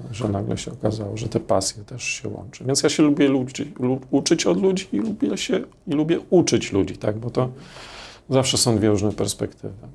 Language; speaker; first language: Polish; native; Polish